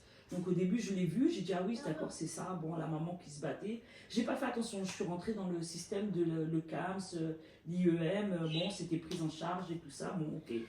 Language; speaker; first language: French; native; French